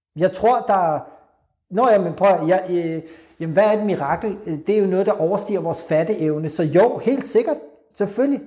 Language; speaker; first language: Danish; early bilingual, other home language; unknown